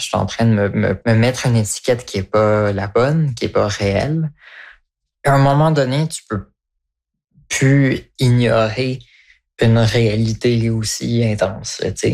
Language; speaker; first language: French; native; French